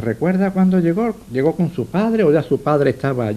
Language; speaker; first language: Spanish; native; Spanish